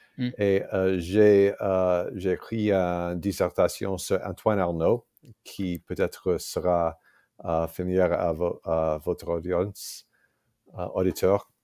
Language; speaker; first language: French; non-native, fluent; English